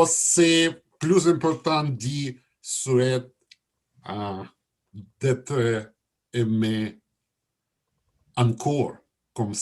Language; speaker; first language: French; non-native, learner; Russian